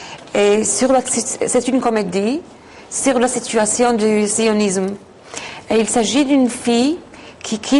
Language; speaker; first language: French; non-native, fluent; Hebrew